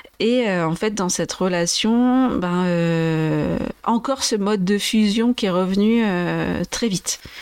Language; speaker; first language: French; native; French